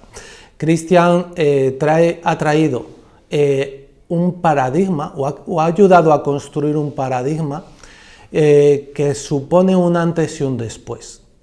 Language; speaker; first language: Spanish; native; Spanish